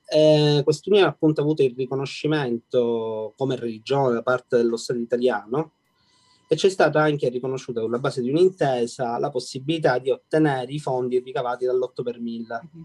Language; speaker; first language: Italian; native; Italian